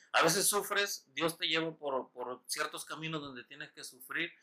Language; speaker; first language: Spanish; native; Spanish